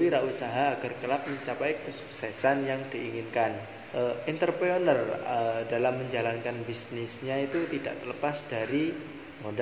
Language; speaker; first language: Indonesian; native; Indonesian